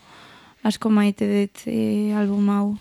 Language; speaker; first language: Basque; non-native, local second language; Spanish